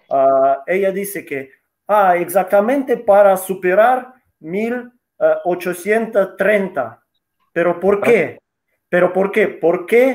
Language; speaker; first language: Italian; non-native, learner; Russian